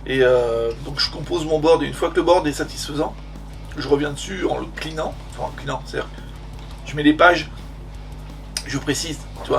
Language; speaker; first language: French; native; French